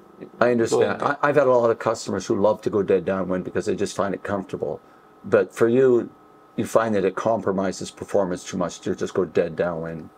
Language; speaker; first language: English; native; English